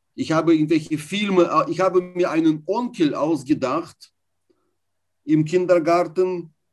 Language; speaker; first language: German; non-native, fluent; Russian